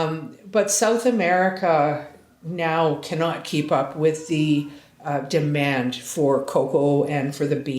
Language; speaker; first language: English; native; English